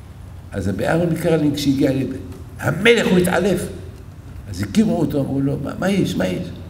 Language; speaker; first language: Hebrew; non-native, fluent; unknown